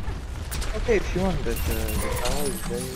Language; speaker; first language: English; non-native, learner; French